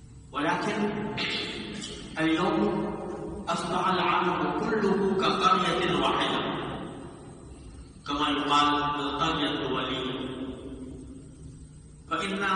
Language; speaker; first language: Arabic; non-native, fluent; Urdu